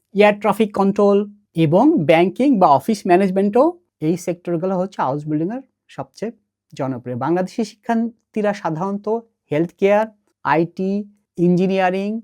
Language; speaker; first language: Bangla; native; Bangla